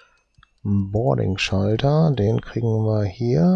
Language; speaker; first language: German; native; German